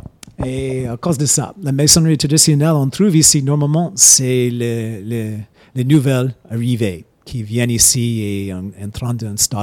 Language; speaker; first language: French; non-native, fluent; English